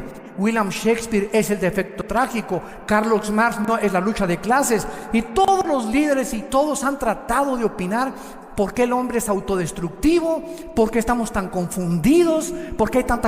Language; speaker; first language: Spanish; native; Spanish